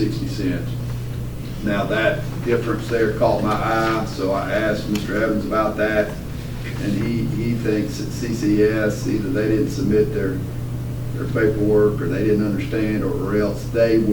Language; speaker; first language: English; native; English